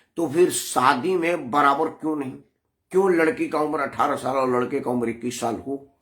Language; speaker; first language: Hindi; native; Hindi